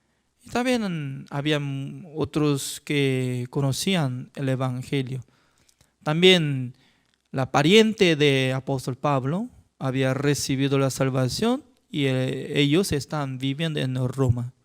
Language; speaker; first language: Spanish; non-native, fluent; Korean